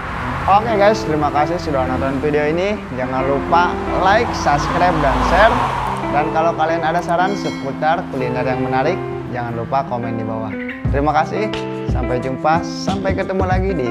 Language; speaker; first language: Indonesian; native; Indonesian